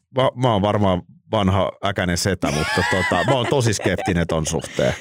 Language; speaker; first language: Finnish; native; Finnish